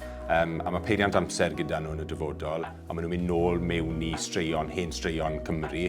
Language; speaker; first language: Welsh; native; Welsh